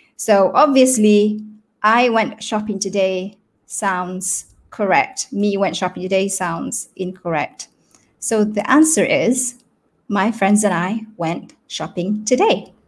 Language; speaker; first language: English; non-native, local second language; Malay